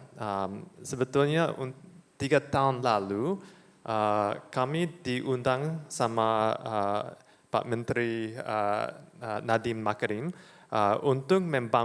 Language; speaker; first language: Indonesian; non-native, fluent; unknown